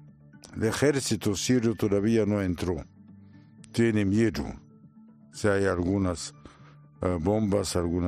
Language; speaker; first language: Spanish; non-native, learner; Arabic